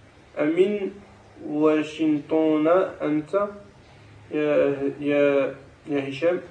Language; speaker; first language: Arabic; non-native, learner; French